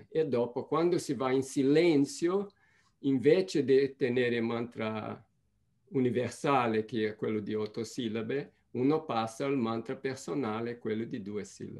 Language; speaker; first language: Italian; non-native, fluent; Portuguese